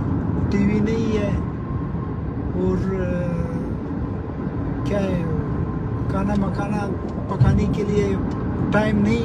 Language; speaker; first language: Hindi; non-native, learner; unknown